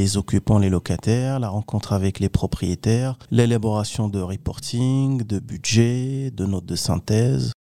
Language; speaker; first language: French; non-native, local second language; Arabic